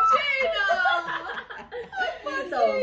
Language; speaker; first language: Spanish; native; Spanish